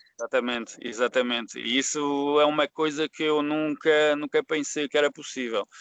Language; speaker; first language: Portuguese; early bilingual, heritage; Portuguese